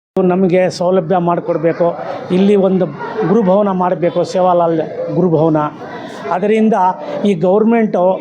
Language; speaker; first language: Kannada; non-native, local second language; Lambadi